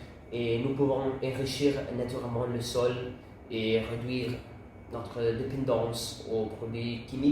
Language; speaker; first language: French; non-native, learner; Italian